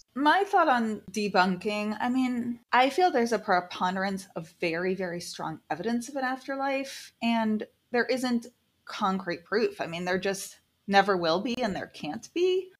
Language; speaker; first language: English; native; English